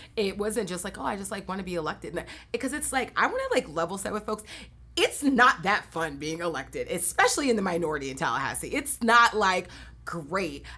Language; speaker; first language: English; native; English